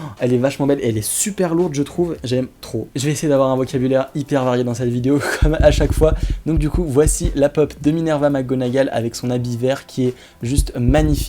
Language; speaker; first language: French; native; French